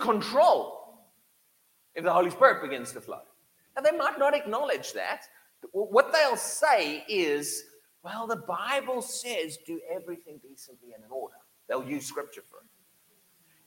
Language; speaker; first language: English; native; English